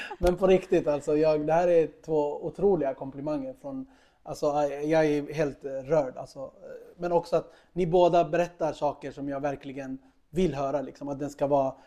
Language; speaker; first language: Swedish; early bilingual, other home language; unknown